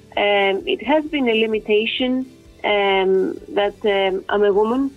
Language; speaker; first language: English; non-native, fluent; Greek